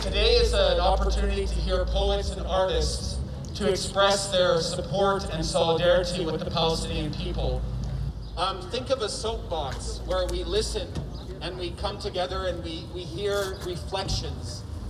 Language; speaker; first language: English; native; English